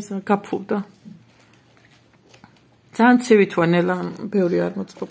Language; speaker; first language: Georgian; native; Georgian